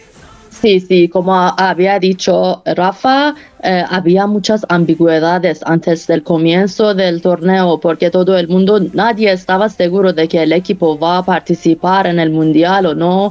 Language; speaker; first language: Spanish; non-native, fluent; Persian